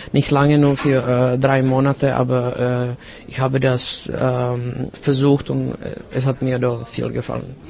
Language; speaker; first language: German; non-native, learner; Czech